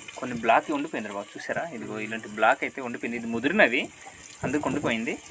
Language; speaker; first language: Telugu; non-native, local second language; Odia